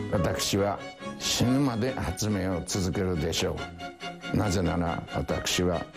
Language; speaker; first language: Japanese; native; Japanese